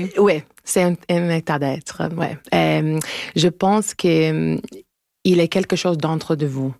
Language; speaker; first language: French; non-native, local second language; English